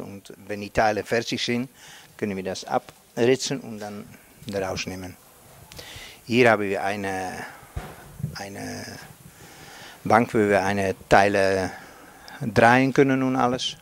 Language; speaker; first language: German; non-native, learner; Dutch